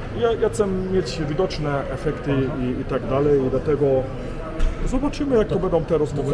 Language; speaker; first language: Polish; early bilingual, heritage; Polish